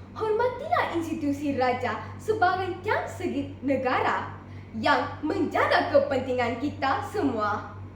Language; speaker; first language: Malay; non-native, local second language; Tamil